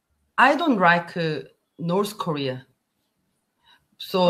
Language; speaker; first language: English; non-native, learner; Korean